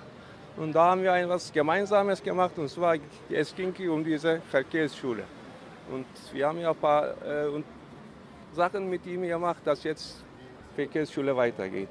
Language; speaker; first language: German; early bilingual, other home language; Turkish